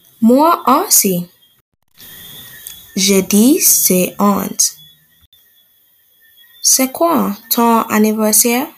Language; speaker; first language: French; non-native, learner; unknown